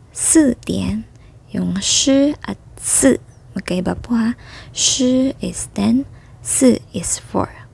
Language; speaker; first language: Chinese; non-native, fluent; Filipino